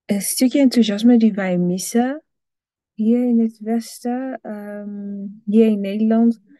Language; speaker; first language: Dutch; non-native, fluent; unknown